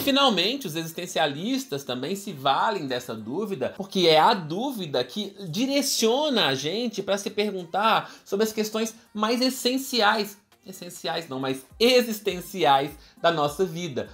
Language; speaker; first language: Portuguese; native; Portuguese